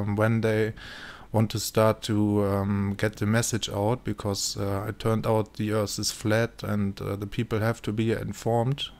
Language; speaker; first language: English; non-native, fluent; German